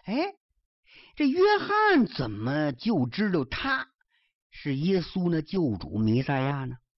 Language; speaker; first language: Chinese; native; Chinese